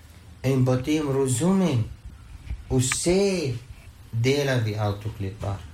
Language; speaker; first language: Slovenian; non-native, learner; Arabic